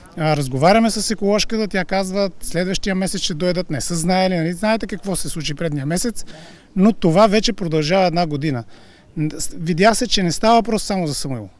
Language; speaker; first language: Bulgarian; native; Bulgarian